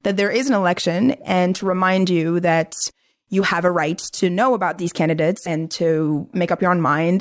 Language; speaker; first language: English; non-native, fluent; Arabic